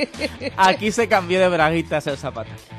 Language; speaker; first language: Spanish; native; Spanish